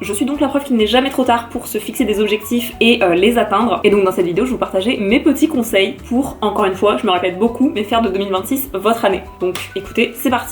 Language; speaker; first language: French; native; French